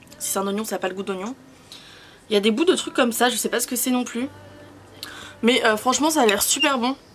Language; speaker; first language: French; early bilingual, other home language; Spanish